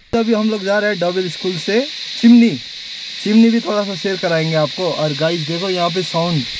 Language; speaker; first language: Hindi; non-native, local second language; Nepali